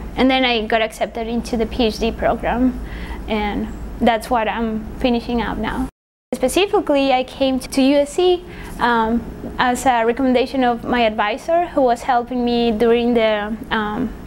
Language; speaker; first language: English; non-native, fluent; Spanish